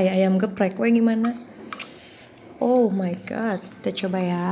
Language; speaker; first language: Indonesian; native; Indonesian